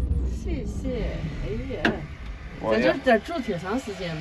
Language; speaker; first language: Chinese; native; Chinese